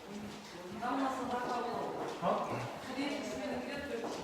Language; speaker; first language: Russian; non-native, local second language; Kazakh